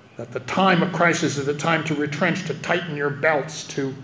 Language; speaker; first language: English; native; English